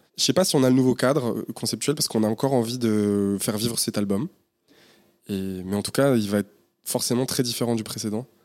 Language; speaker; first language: French; native; French